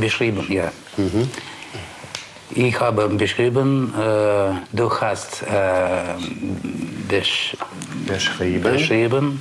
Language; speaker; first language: German; non-native, learner; Russian